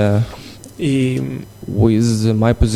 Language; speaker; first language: English; non-native, learner; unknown